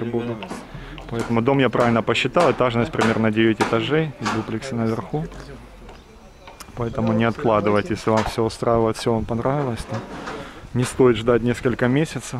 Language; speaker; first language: Russian; native; Russian